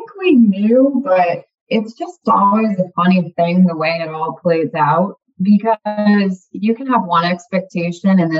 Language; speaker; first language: English; native; English